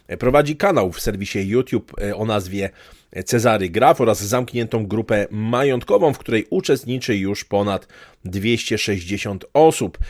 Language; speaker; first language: Polish; native; Polish